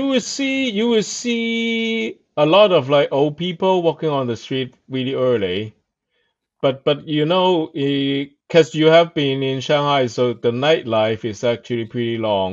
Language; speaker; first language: English; non-native, local second language; Cantonese